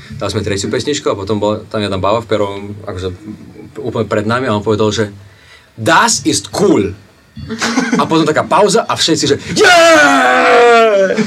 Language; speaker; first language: Slovak; non-native, fluent; Russian